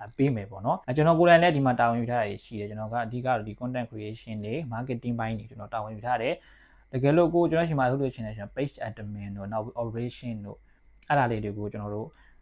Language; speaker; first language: Burmese; native; Burmese